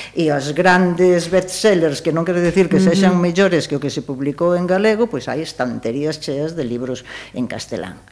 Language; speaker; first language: Galician; early bilingual, heritage; Galician